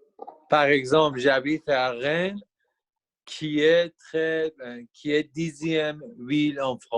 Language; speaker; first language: French; non-native, learner; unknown